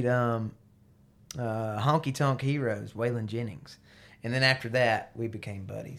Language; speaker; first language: English; native; English